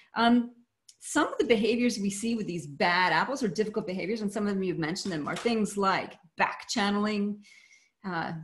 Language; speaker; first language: English; native; English